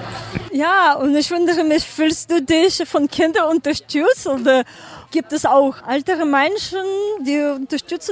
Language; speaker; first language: German; non-native, learner; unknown